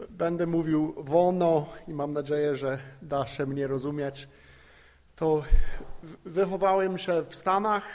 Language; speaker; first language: Polish; non-native, fluent; English